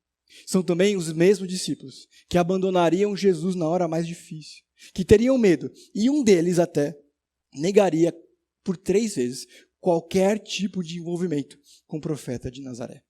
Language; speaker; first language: Portuguese; native; Portuguese